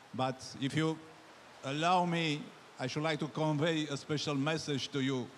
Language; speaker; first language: English; non-native, fluent; Romanian